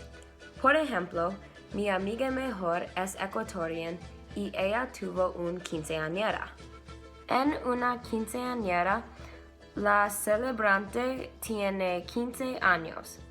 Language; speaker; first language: Spanish; non-native, learner; English